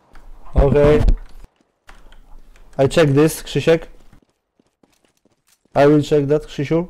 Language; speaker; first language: English; non-native, learner; Polish